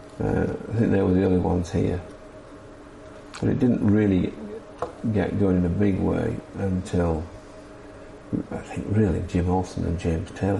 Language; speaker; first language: English; native; English